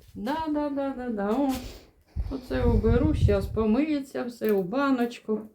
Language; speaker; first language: Ukrainian; native; Ukrainian